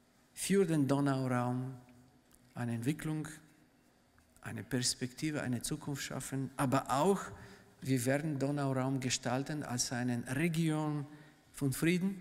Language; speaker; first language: German; non-native, fluent; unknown